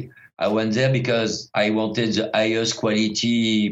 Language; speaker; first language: English; non-native, fluent; French